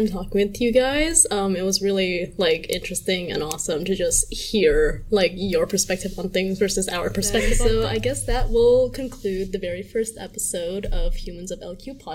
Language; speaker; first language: English; native; English